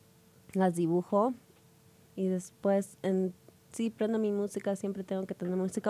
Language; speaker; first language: Spanish; early bilingual, heritage; Spanish